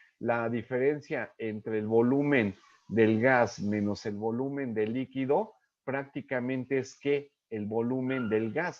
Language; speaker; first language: Spanish; native; Spanish